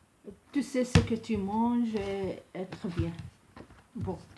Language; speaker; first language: French; non-native, local second language; Arabic